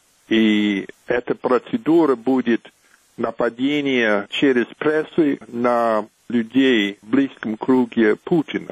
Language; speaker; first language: Russian; non-native, fluent; English